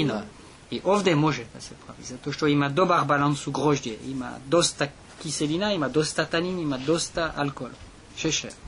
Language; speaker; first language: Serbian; non-native, learner; French